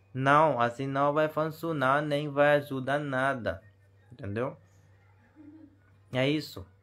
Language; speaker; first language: Portuguese; non-native, learner; Hindi